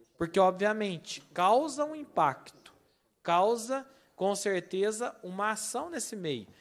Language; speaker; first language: Portuguese; native; Portuguese